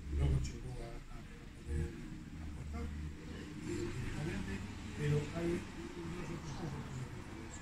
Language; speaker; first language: Galician; native; Galician